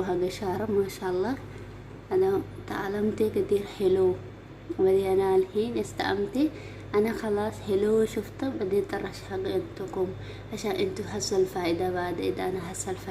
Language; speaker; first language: Arabic; non-native, learner; Oromo